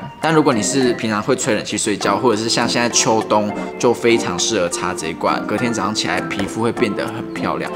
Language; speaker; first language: Chinese; native; Chinese